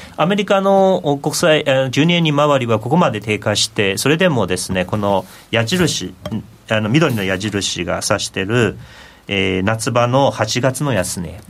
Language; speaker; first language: Japanese; non-native, fluent; Chinese